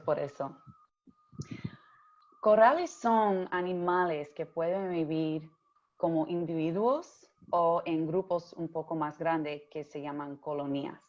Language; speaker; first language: Spanish; early bilingual, heritage; English